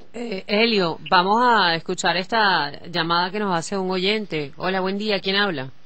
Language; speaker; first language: Spanish; native; Spanish